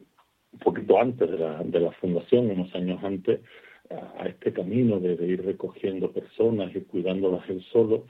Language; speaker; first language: Spanish; native; Spanish